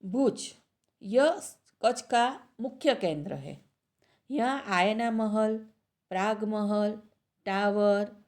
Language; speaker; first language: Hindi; non-native, local second language; Gujarati